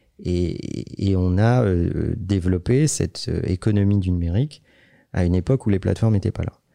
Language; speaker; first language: French; native; French